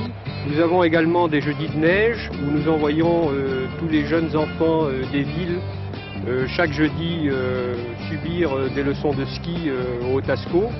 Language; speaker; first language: French; native; French